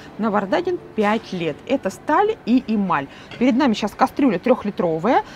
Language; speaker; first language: Russian; native; Russian